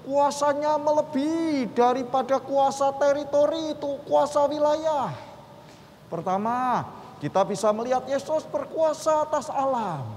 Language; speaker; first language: Indonesian; native; Indonesian